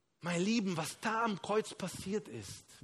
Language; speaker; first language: German; non-native, fluent; Spanish